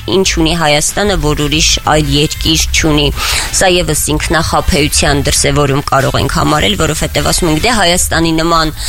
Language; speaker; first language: Armenian; native; Armenian